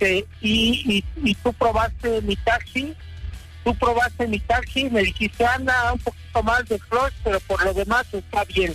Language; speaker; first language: Spanish; native; Spanish